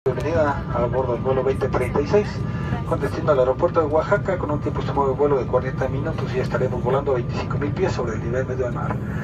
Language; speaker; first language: Spanish; native; Spanish